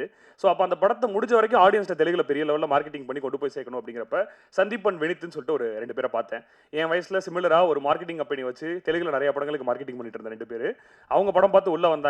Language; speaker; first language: Tamil; native; Tamil